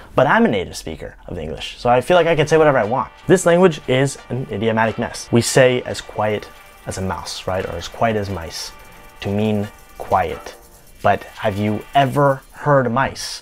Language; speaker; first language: English; native; English